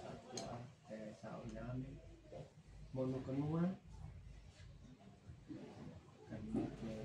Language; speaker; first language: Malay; non-native, local second language; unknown